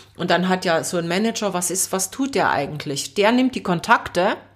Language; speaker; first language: German; native; German